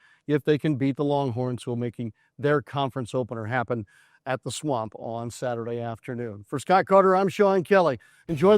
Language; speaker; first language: English; native; English